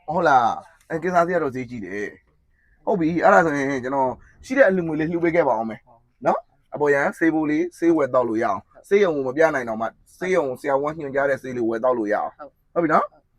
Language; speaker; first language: Burmese; native; Burmese